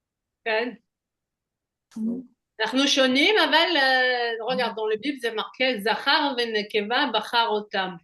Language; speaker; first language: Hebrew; non-native, fluent; French